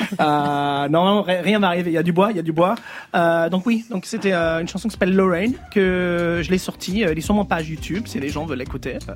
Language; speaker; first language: French; early bilingual, other home language; English